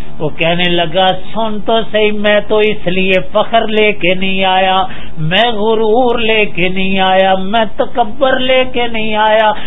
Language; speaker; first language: Urdu; non-native, local second language; Dogri